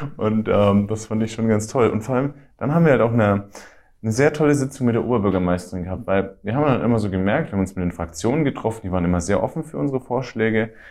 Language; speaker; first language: German; native; German